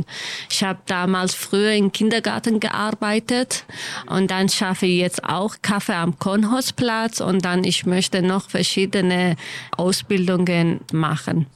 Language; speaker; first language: German; non-native, learner; Kurdish